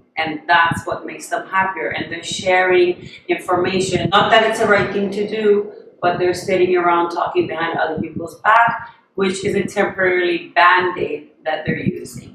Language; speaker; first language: English; non-native, fluent; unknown